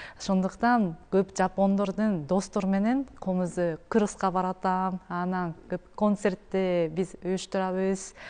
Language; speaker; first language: Kyrgyz; non-native, learner; Japanese